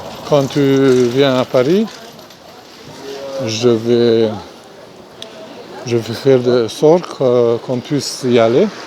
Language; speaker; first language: French; non-native, fluent; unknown